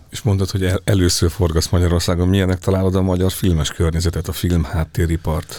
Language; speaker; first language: Hungarian; native; Hungarian